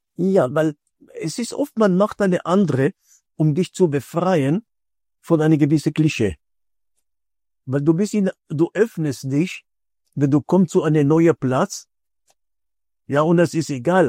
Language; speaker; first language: German; non-native, fluent; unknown